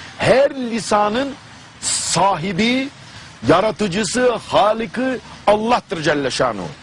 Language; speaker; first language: Turkish; non-native, fluent; German